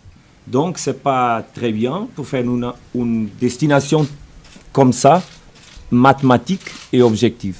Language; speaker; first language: French; non-native, fluent; Portuguese